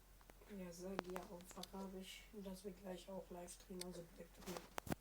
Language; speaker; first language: German; early bilingual, other home language; Arabic